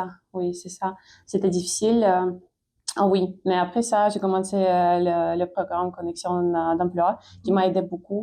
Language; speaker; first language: French; non-native, fluent; Ukrainian